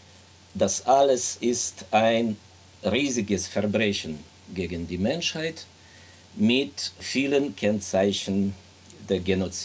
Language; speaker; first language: German; non-native, fluent; Ukrainian